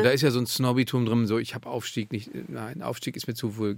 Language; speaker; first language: German; native; German